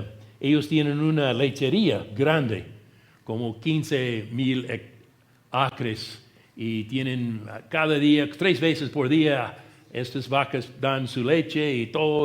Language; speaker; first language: Spanish; non-native, fluent; English